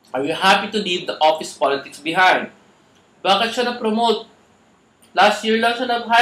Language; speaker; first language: English; non-native, local second language; Filipino